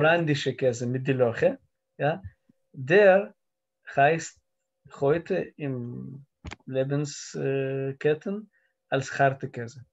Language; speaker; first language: German; non-native, learner; Russian